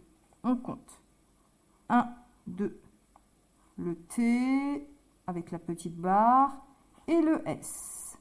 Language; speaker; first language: French; native; French